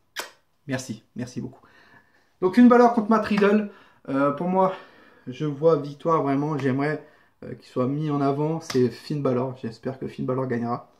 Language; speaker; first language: French; native; French